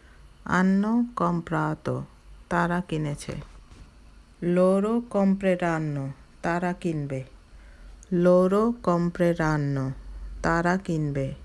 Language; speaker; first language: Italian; non-native, fluent; Bangla